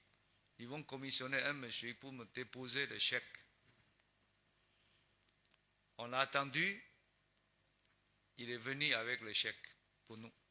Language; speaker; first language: French; non-native, learner; Chinese